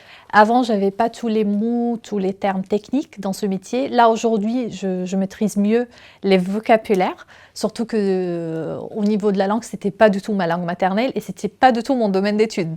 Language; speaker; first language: French; non-native, fluent; Arabic